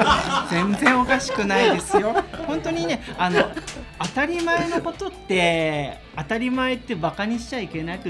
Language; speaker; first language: Japanese; native; Japanese